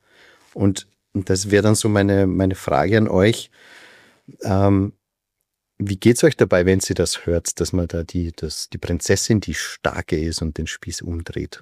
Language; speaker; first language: German; native; German